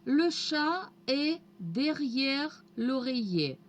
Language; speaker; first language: French; non-native, fluent; Russian